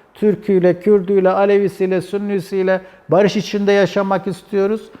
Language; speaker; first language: Turkish; native; Turkish